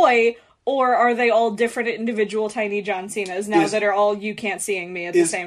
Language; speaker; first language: English; native; English